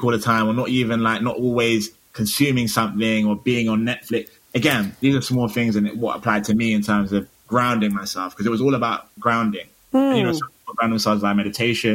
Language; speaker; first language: English; native; English